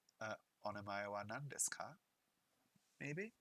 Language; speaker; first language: Japanese; non-native, learner; English